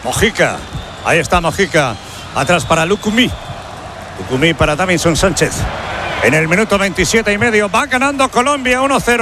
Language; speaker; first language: Spanish; native; Spanish